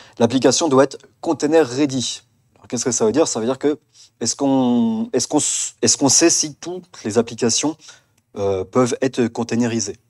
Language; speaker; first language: French; native; French